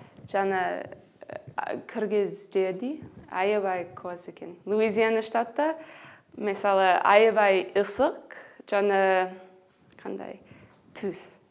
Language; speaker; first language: Kyrgyz; non-native, learner; English